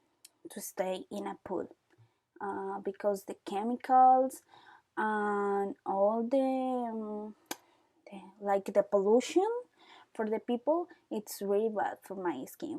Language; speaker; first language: English; non-native, learner; Spanish